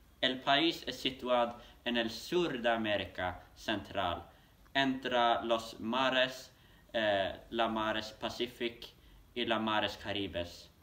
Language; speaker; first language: Spanish; non-native, learner; Swedish